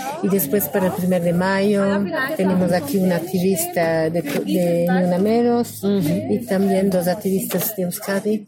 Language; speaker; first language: Spanish; non-native, learner; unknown